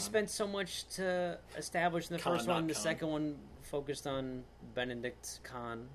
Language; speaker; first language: English; native; English